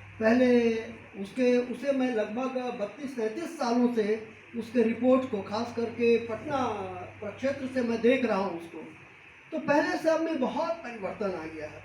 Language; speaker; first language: Hindi; native; Hindi